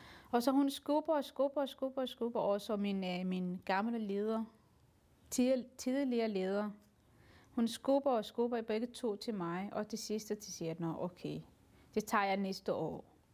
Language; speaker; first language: Danish; non-native, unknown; Somali